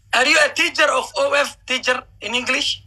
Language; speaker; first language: English; non-native, learner; Somali